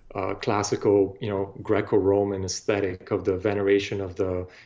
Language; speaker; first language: English; non-native, fluent; Bulgarian